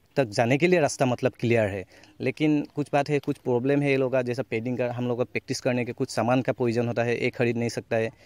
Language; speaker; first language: Hindi; non-native, local second language; Assamese